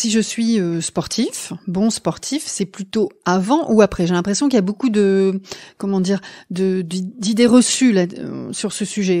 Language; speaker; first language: French; native; French